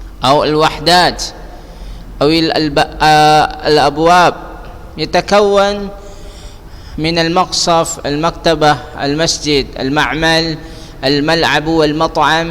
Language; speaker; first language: Arabic; non-native, fluent; Indonesian